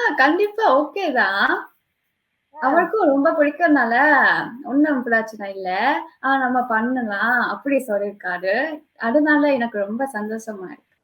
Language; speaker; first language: Tamil; non-native, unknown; Japanese